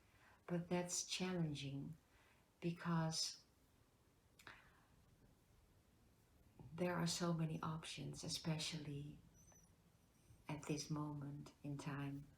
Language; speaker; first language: English; non-native, fluent; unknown